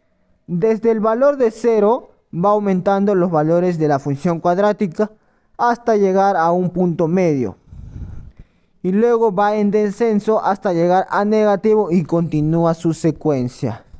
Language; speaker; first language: Spanish; native; Spanish